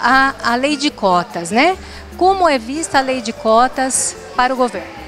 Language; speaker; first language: Portuguese; native; Portuguese